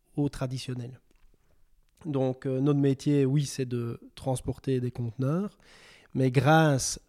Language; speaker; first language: French; native; French